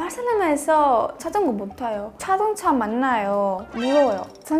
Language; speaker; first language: Korean; non-native, learner; Spanish